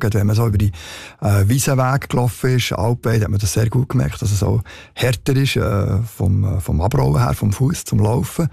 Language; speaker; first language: German; native; German